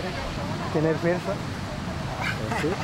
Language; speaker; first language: Spanish; non-native, learner; Japanese